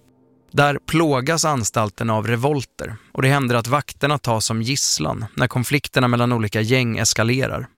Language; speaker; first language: Swedish; native; Swedish